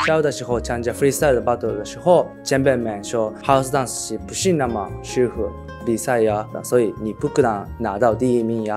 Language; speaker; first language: Chinese; non-native, learner; Japanese